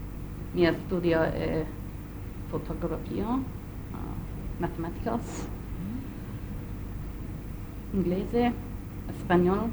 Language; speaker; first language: Spanish; non-native, learner; English